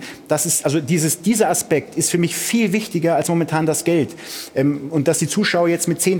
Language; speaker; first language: German; native; German